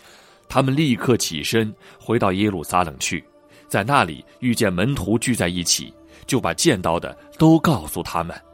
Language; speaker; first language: Chinese; native; Chinese